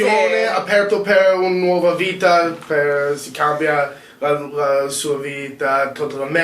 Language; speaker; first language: Italian; non-native, learner; English